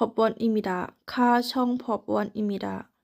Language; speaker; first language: Korean; non-native, learner; Thai